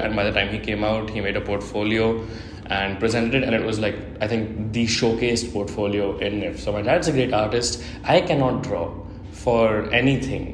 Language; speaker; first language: English; non-native, local second language; Hindi